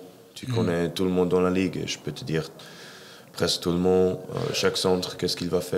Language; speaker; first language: French; non-native, fluent; English